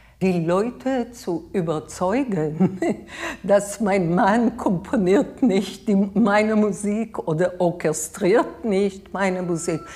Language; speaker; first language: German; non-native, fluent; Hebrew